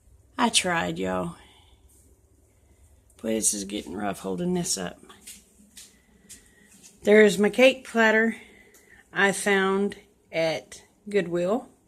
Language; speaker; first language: English; native; English